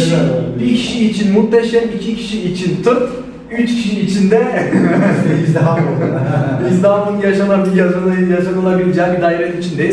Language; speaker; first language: Turkish; native; Turkish